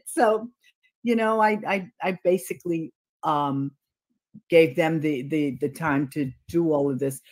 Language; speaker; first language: English; native; English